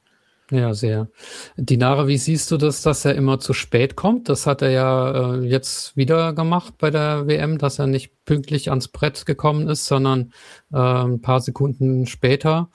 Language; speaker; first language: German; native; German